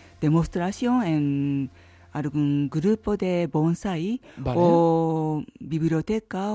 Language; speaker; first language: Spanish; non-native, learner; Japanese